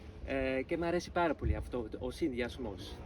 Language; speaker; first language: Greek; non-native, fluent; Dutch